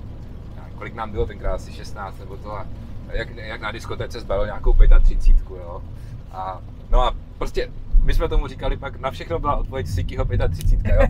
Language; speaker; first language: Czech; native; Czech